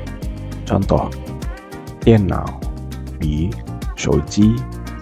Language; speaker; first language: Chinese; non-native, fluent; Indonesian